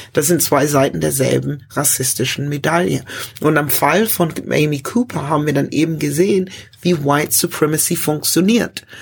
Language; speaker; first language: German; early bilingual, other home language; English